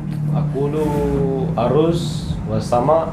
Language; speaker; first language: Arabic; non-native, learner; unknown